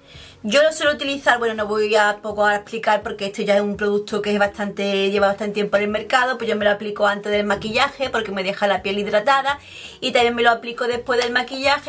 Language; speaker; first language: Spanish; native; Spanish